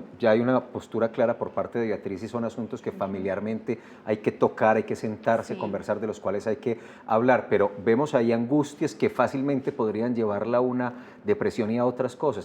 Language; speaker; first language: Spanish; native; Spanish